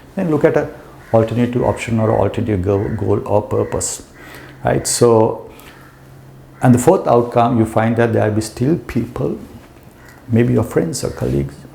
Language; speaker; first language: English; non-native, local second language; Sinhala